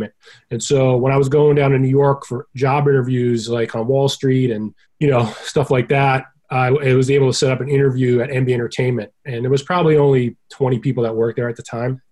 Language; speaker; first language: English; native; English